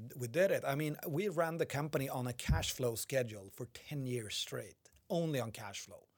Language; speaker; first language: English; non-native, fluent; Swedish